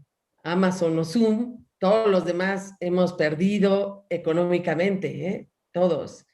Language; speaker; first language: Spanish; native; Spanish